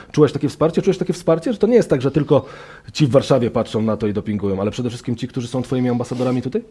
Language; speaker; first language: Polish; native; Polish